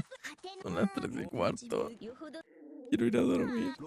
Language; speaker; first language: Spanish; native; Spanish